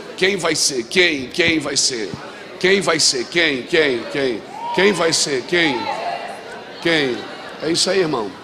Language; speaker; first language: Portuguese; native; Portuguese